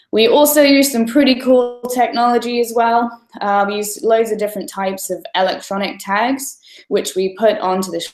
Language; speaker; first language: English; native; English